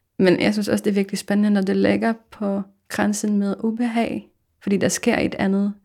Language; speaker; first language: Danish; non-native, fluent; Polish